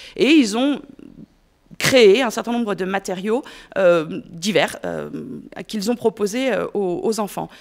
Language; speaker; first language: French; native; French